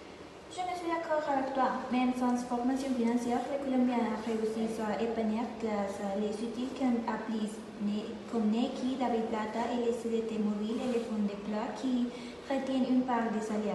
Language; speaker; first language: French; non-native, learner; Spanish